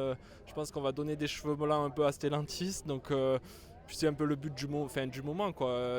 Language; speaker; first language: French; native; French